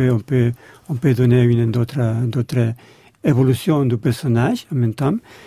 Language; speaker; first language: French; non-native, learner; Spanish